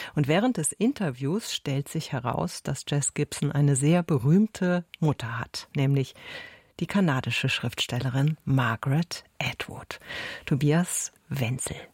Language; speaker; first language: German; native; German